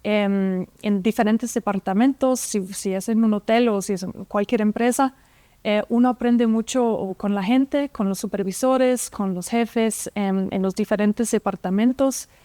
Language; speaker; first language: Spanish; non-native, fluent; German